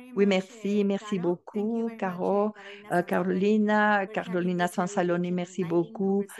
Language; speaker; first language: French; non-native, fluent; Portuguese